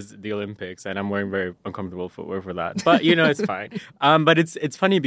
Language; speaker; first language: English; non-native, fluent; Spanish